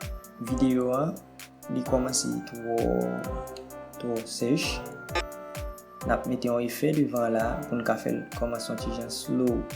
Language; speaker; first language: French; non-native, learner; Haitian Creole